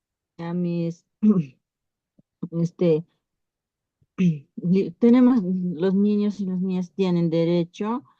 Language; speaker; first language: Spanish; non-native, local second language; Quechua